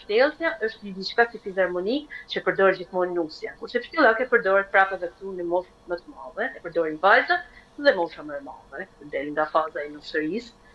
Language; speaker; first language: Albanian; native; Albanian